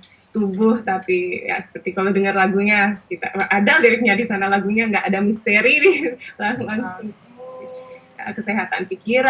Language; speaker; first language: Indonesian; non-native, local second language; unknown